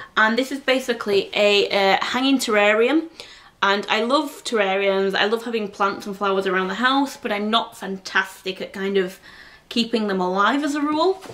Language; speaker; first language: English; native; English